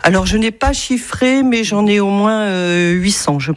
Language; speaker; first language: French; native; French